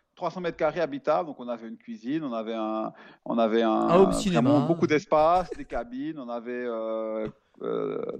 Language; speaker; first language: French; native; French